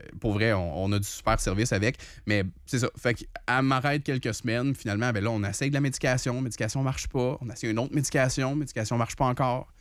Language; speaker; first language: French; native; French